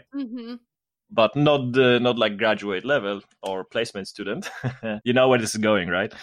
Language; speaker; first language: English; non-native, fluent; Polish